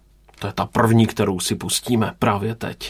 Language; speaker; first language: Czech; native; Czech